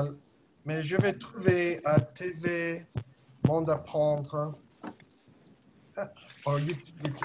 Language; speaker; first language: French; non-native, learner; English